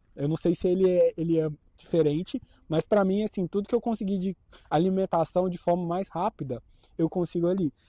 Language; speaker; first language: Portuguese; native; Portuguese